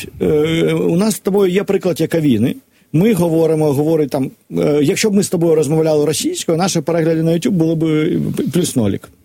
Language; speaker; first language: Ukrainian; non-native, local second language; Russian